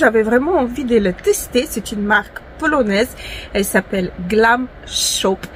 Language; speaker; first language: French; non-native, fluent; Ukrainian